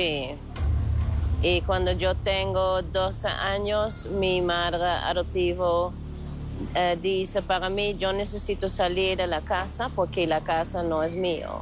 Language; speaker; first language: Spanish; non-native, learner; Dutch